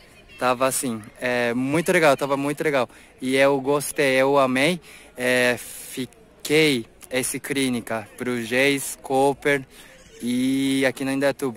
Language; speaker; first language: Portuguese; non-native, learner; Japanese